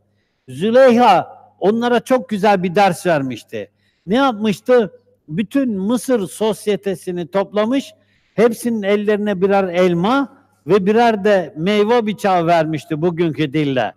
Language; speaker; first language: Turkish; native; Turkish